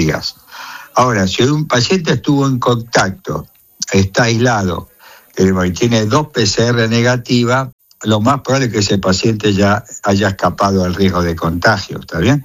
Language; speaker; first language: Spanish; native; Spanish